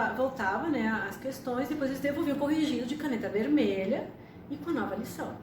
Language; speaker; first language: Portuguese; early bilingual, other home language; Spanish